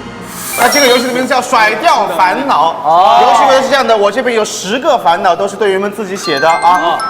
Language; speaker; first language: Chinese; native; Chinese